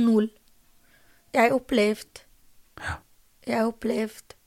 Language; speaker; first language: Norwegian; non-native, learner; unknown